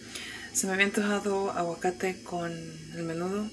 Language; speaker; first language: Spanish; early bilingual, heritage; Spanish